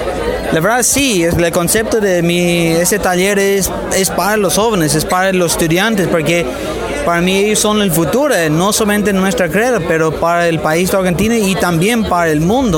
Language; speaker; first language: Spanish; non-native, fluent; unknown